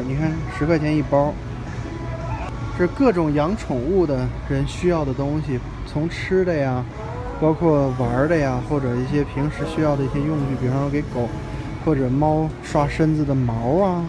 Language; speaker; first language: Chinese; native; Chinese